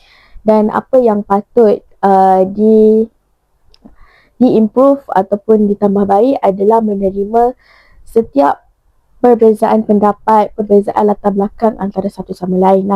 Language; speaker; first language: Malay; native; Malay